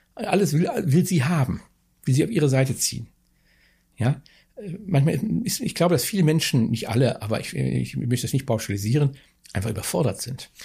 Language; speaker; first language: German; native; German